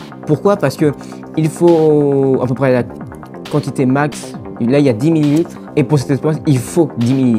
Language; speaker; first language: French; native; French